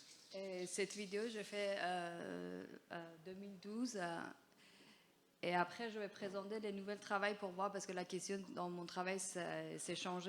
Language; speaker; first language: French; non-native, fluent; Persian